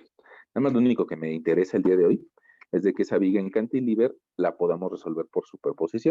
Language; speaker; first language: Spanish; native; Spanish